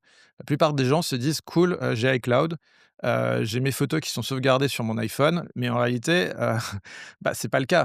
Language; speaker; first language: French; native; French